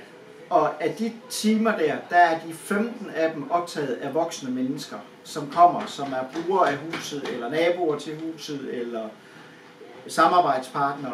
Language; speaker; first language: Danish; native; Danish